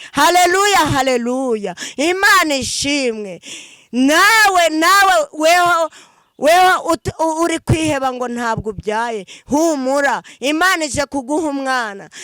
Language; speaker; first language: Kinyarwanda; native; Kinyarwanda